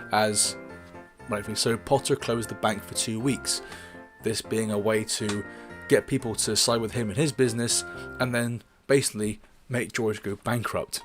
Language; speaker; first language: English; native; English